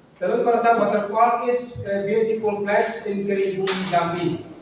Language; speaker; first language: English; non-native, learner; Indonesian